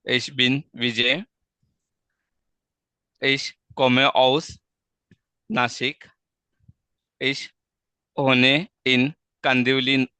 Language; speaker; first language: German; non-native, learner; Marathi